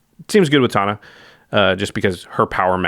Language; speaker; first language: English; native; English